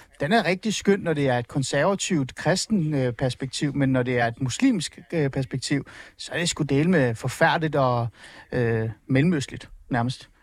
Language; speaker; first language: Danish; early bilingual, other home language; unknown